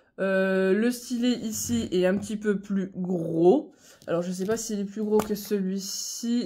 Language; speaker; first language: French; native; French